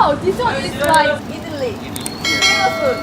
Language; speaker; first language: English; non-native, learner; Korean